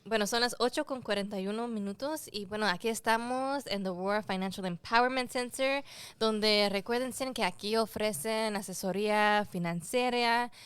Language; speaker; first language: Spanish; early bilingual, heritage; Spanish